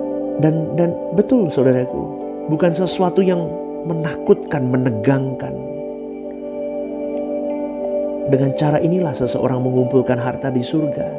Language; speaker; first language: Indonesian; native; Indonesian